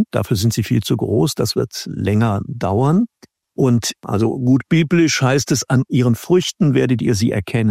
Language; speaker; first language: German; native; German